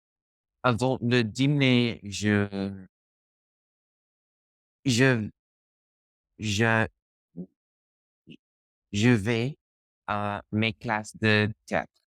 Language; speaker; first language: French; non-native, learner; Spanish